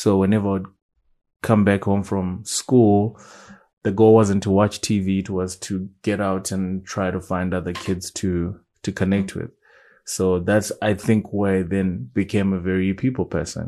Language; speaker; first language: English; non-native, local second language; Shona